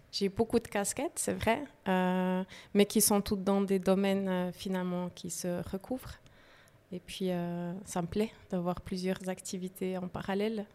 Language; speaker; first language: French; native; French